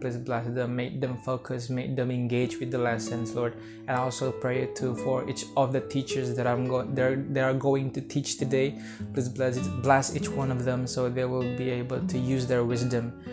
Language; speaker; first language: English; non-native, fluent; Indonesian